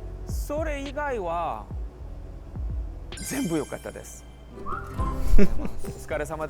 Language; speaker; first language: Japanese; non-native, learner; Korean